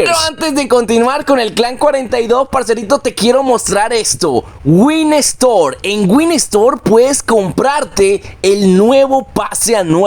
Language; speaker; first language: Spanish; native; Spanish